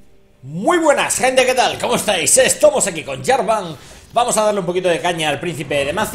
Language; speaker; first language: Spanish; native; Spanish